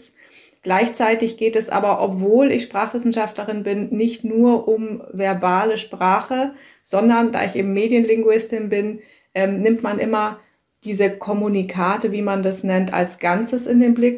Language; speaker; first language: German; native; German